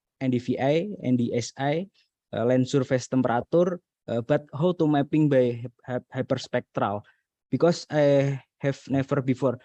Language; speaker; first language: English; non-native, learner; Indonesian